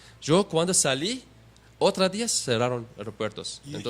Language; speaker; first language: Spanish; non-native, learner; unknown